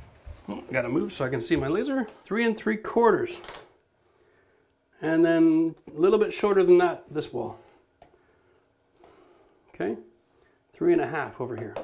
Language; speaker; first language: English; native; English